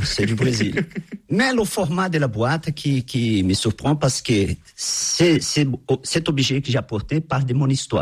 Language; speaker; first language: French; non-native, fluent; Portuguese